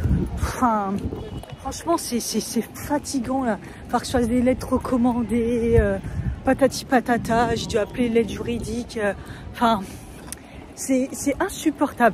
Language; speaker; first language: French; native; French